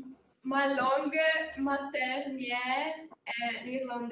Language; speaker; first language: French; non-native, learner; Dutch